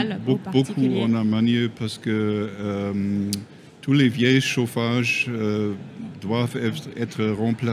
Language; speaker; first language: French; non-native, learner; German